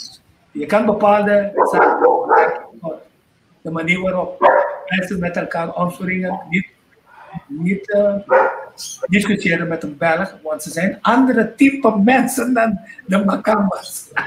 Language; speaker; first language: Dutch; non-native, local second language; Papiamento